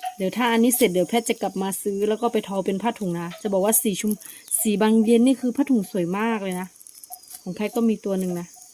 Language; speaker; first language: Thai; non-native, local second language; Karen languages